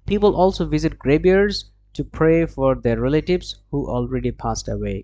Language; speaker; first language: English; non-native, local second language; Bangla